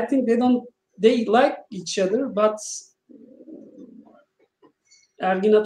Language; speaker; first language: English; non-native, learner; Turkish